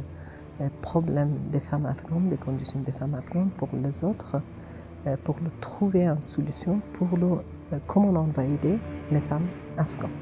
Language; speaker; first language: French; non-native, learner; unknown